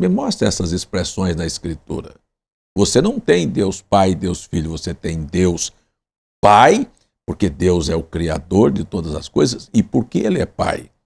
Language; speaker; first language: Portuguese; native; Portuguese